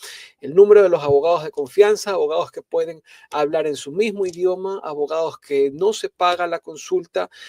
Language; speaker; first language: Spanish; native; Spanish